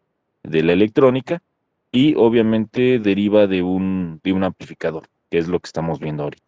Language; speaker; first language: Spanish; native; Spanish